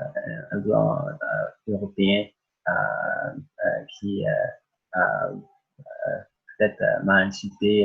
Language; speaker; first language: French; early bilingual, other home language; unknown